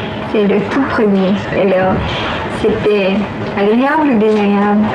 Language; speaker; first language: French; native; French